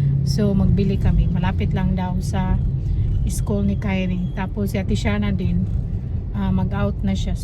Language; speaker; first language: Filipino; non-native, local second language; Cebuano